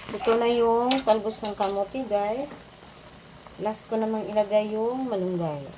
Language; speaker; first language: Filipino; non-native, local second language; Cebuano